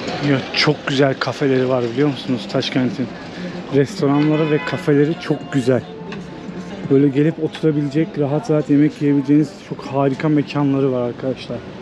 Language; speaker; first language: Turkish; native; Turkish